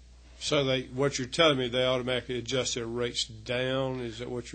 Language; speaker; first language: English; native; English